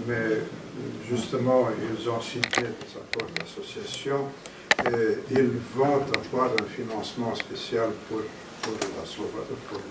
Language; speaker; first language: French; non-native, fluent; Romanian